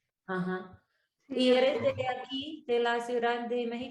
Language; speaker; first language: Spanish; non-native, learner; English